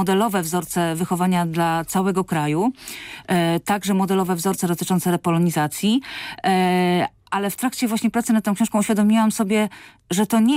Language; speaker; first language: Polish; native; Polish